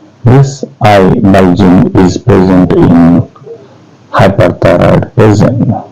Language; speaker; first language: English; non-native, local second language; Telugu